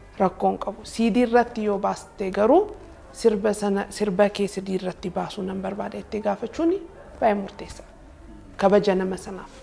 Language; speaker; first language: Oromo; early bilingual, heritage; Oromo